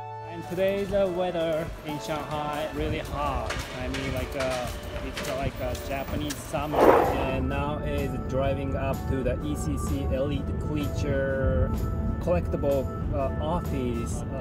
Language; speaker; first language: English; non-native, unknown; Japanese